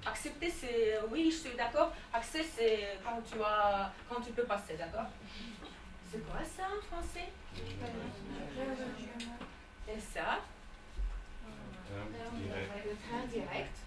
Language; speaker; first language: French; non-native, fluent; Russian